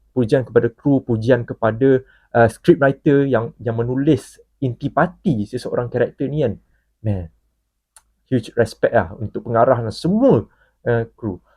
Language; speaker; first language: Malay; native; Malay